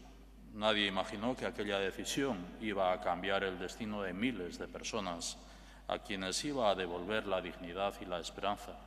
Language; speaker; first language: Spanish; native; Spanish